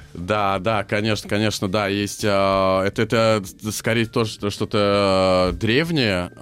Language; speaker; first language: Russian; non-native, fluent; Hungarian